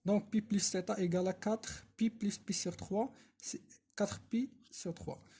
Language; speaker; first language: French; non-native, local second language; Arabic